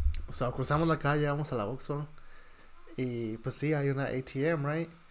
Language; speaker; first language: Spanish; early bilingual, heritage; Spanish